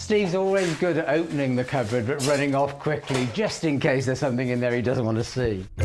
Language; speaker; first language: English; native; English